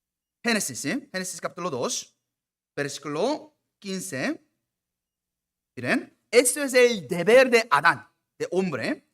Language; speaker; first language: Spanish; non-native, fluent; Korean